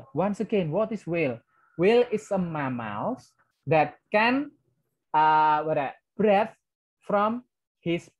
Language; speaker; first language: English; non-native, learner; Indonesian